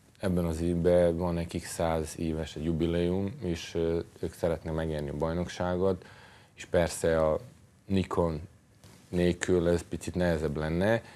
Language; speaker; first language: Hungarian; non-native, fluent; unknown